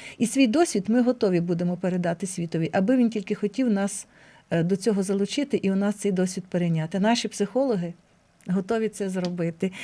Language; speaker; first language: Ukrainian; native; Ukrainian